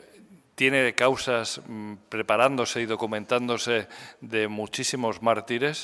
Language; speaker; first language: Spanish; native; Spanish